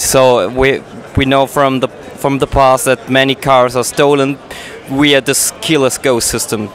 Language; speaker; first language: English; non-native, learner; German